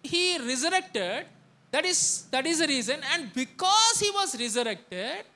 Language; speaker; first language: English; non-native, local second language; Telugu